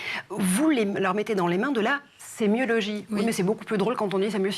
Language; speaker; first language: French; native; French